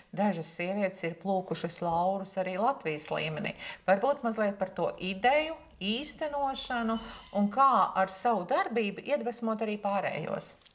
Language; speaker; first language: Latvian; native; Latvian